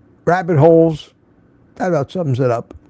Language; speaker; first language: English; native; English